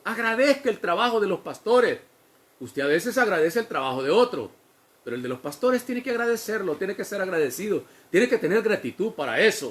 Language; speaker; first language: Spanish; native; Spanish